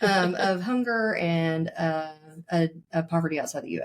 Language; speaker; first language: English; native; English